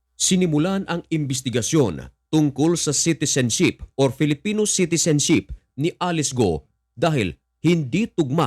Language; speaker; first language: Filipino; native; Filipino